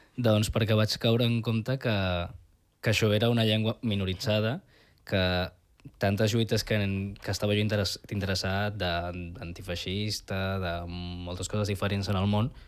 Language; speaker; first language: Catalan; early bilingual, other home language; Spanish